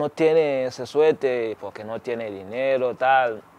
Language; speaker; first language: Spanish; non-native, fluent; Ganda